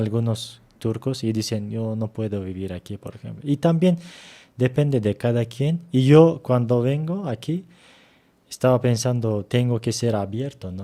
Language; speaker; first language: Spanish; non-native, learner; Turkish